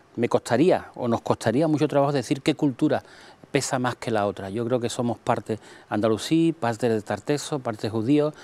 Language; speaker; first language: Spanish; native; Spanish